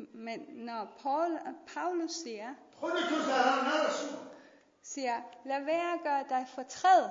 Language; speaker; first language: Danish; non-native, learner; Persian